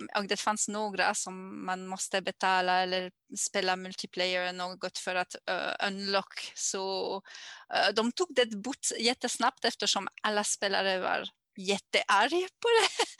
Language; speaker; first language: Swedish; non-native, learner; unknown